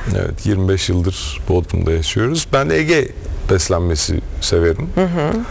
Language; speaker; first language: Turkish; native; Turkish